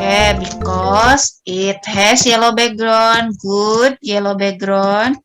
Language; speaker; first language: English; non-native, learner; Indonesian